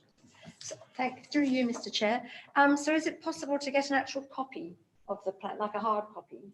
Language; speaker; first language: English; native; English